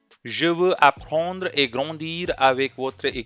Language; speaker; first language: French; non-native, fluent; Hindi